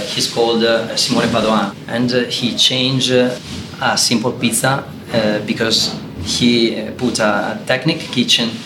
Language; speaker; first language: English; non-native, learner; Italian